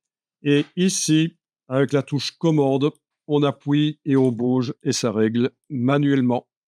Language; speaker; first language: French; native; French